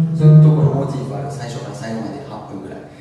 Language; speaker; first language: Japanese; non-native, learner; French